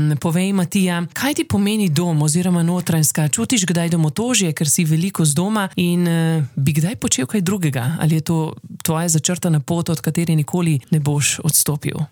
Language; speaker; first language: Slovenian; native; Slovenian